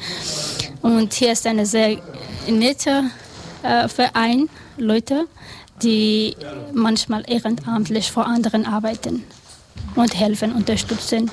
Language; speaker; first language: German; non-native, learner; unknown